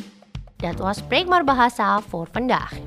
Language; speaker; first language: Dutch; non-native, fluent; Indonesian